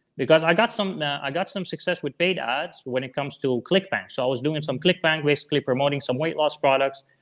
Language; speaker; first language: English; non-native, fluent; Arabic